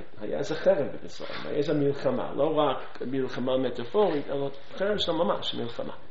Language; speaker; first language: Hebrew; non-native, fluent; English